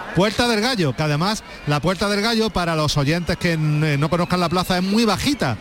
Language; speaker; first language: Spanish; native; Spanish